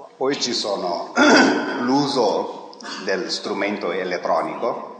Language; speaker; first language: Italian; non-native, fluent; Tibetan